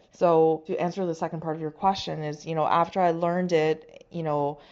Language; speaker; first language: English; non-native, fluent; Chinese